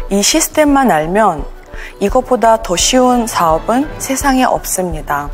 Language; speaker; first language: Korean; non-native, fluent; Russian